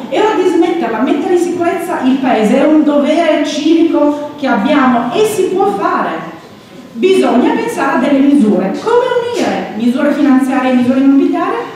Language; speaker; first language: Italian; native; Italian